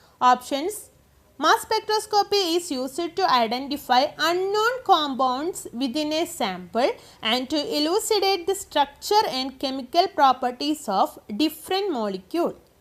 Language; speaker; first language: English; non-native, local second language; Malayalam